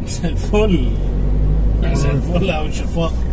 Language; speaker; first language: Arabic; non-native, learner; Nepali